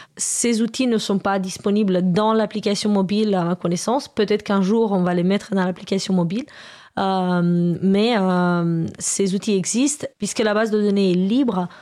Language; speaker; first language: French; non-native, fluent; Romanian